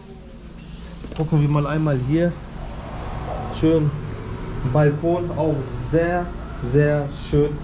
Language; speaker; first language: German; early bilingual, other home language; Turkish